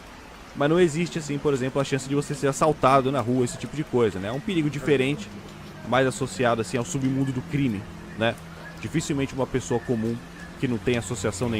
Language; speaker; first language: Portuguese; native; Portuguese